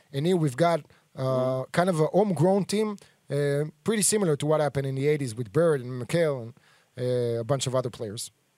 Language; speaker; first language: English; non-native, fluent; Hebrew